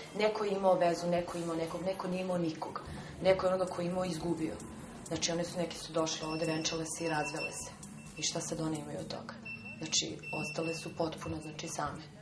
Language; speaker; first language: Serbian; non-native, fluent; Armenian